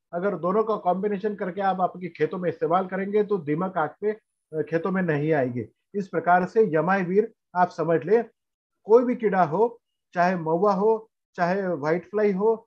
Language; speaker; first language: Hindi; non-native, local second language; Marathi